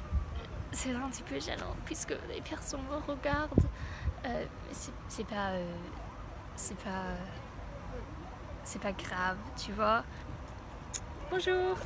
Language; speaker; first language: French; non-native, learner; English